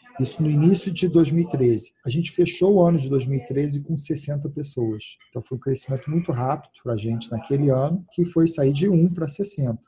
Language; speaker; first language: Portuguese; early bilingual, heritage; Portuguese